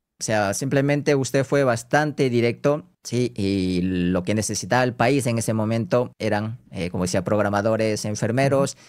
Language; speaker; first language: Spanish; non-native, fluent; Korean